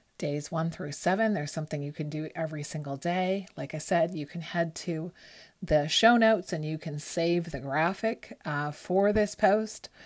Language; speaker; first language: English; early bilingual, other home language; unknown